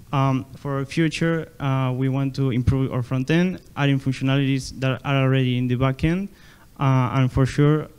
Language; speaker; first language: English; non-native, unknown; Spanish